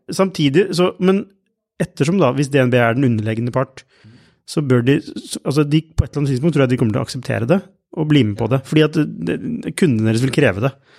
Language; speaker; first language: Norwegian; native; Norwegian